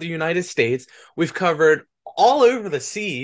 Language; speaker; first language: English; native; English